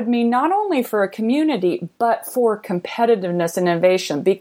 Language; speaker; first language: English; native; English